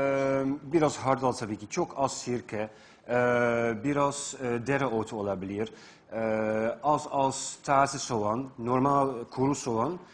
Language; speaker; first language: Turkish; non-native, fluent; Dutch